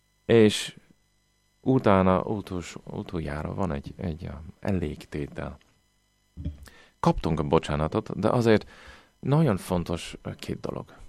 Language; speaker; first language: Hungarian; non-native, fluent; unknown